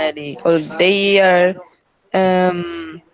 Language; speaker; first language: English; non-native, learner; Spanish